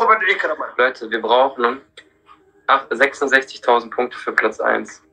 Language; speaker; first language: German; native; German